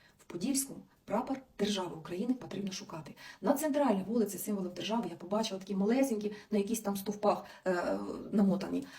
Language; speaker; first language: Ukrainian; non-native, local second language; Russian